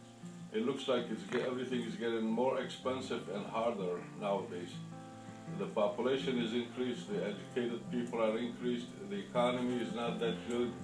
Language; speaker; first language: English; non-native, fluent; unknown